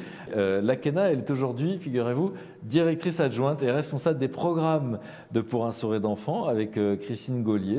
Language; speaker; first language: French; native; French